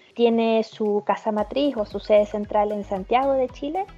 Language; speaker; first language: Spanish; early bilingual, heritage; German